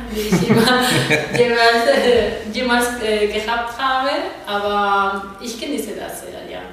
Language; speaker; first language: German; non-native, fluent; Spanish